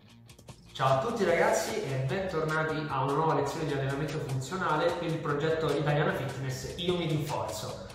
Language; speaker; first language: Italian; native; Italian